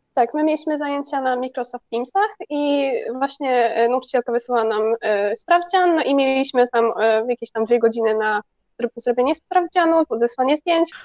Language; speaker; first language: Polish; early bilingual, other home language; Japanese